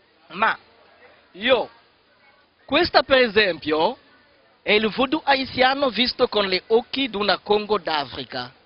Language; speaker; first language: Italian; non-native, fluent; Kongo